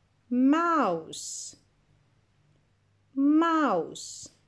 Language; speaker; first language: English; non-native, fluent; Ukrainian